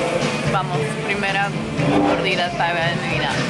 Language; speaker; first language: Spanish; non-native, fluent; Croatian